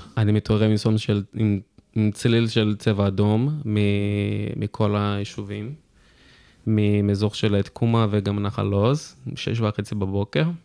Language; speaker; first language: Hebrew; non-native, fluent; Portuguese